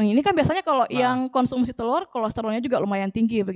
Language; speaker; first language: Indonesian; native; Indonesian